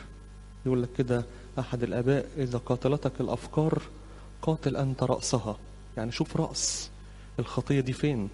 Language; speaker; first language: Arabic; native; Arabic